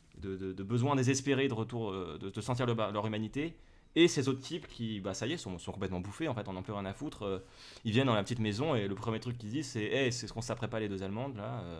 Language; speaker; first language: French; native; French